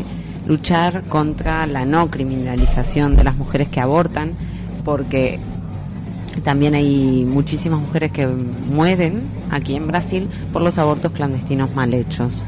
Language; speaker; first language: Spanish; native; Spanish